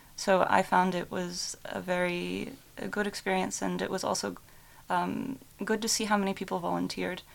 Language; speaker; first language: English; early bilingual, other home language; Ukrainian